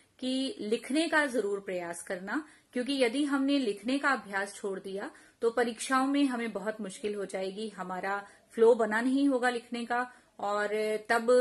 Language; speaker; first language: Hindi; non-native, local second language; Punjabi